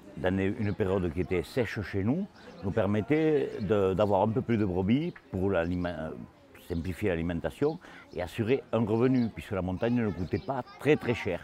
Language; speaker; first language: French; native; French